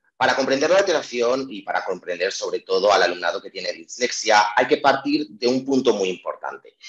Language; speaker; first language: Spanish; native; Spanish